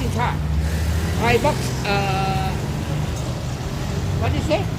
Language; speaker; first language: English; non-native, learner; Thai